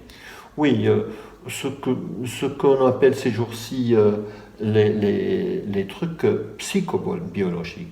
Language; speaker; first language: French; non-native, fluent; English